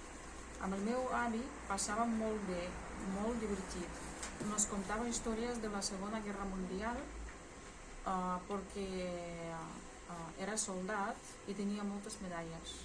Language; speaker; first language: Catalan; non-native, learner; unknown